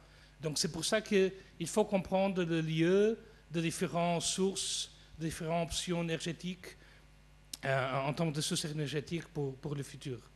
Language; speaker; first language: French; non-native, fluent; Portuguese